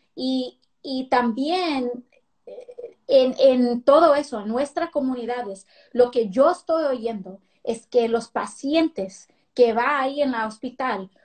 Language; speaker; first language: Spanish; early bilingual, other home language; English